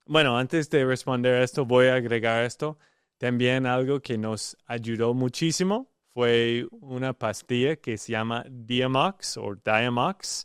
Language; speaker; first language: Spanish; non-native, learner; English